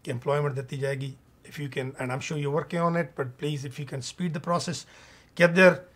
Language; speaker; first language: English; non-native, local second language; Punjabi